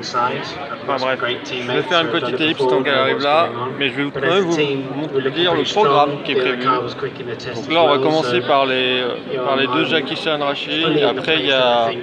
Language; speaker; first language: French; native; French